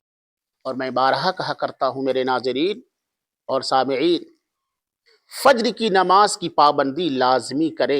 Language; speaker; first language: Urdu; native; Urdu